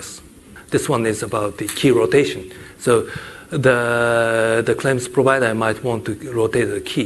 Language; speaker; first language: English; non-native, fluent; Japanese